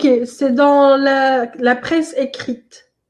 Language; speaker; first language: French; non-native, local second language; Arabic